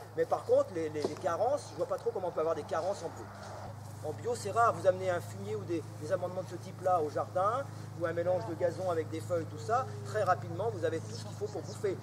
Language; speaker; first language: French; native; French